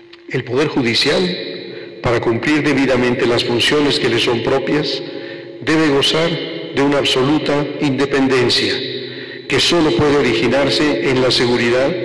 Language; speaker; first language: Spanish; native; Spanish